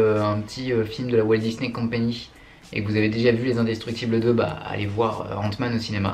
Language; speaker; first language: French; native; French